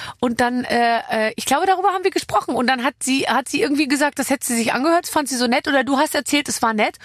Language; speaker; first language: German; native; German